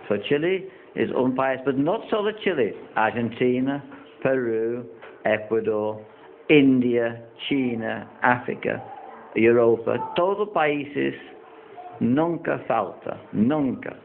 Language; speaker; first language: Spanish; non-native, learner; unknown